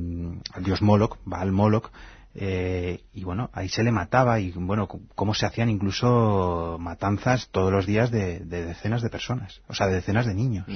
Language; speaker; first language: Spanish; native; Spanish